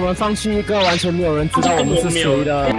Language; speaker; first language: Chinese; native; Chinese